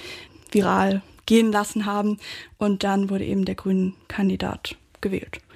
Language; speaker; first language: German; native; German